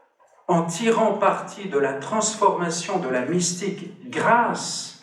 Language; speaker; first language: French; native; French